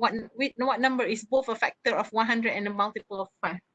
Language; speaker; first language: English; non-native, local second language; Malay